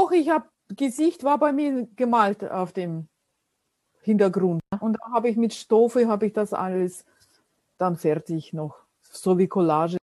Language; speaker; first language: German; non-native, fluent; Russian